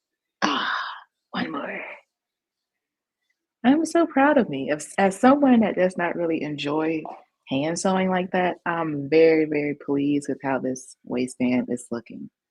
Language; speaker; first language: English; native; English